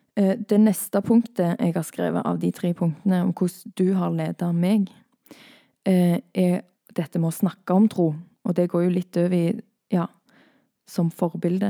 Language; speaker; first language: Norwegian; native; Norwegian